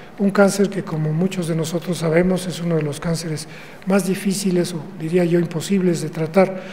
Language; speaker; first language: Spanish; native; Spanish